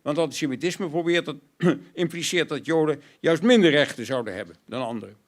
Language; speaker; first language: Dutch; native; Dutch